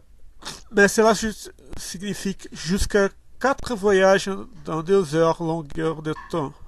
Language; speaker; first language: French; non-native, learner; Portuguese